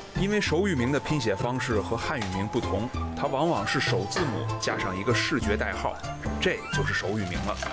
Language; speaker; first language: Chinese; native; Chinese